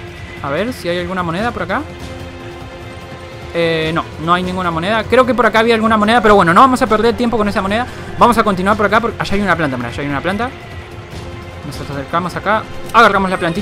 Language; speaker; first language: Spanish; native; Spanish